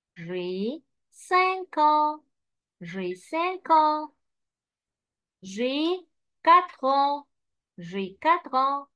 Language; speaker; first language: French; non-native, fluent; Arabic